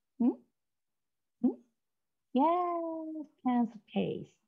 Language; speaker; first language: English; non-native, learner; Korean